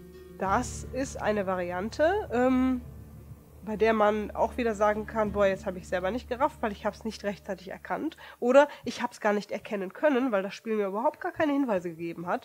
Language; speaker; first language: German; native; German